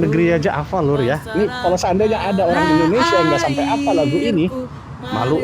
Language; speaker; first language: Indonesian; native; Indonesian